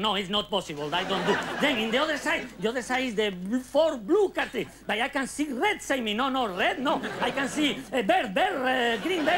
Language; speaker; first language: English; non-native, learner; Spanish